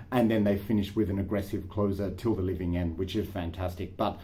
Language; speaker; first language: English; native; English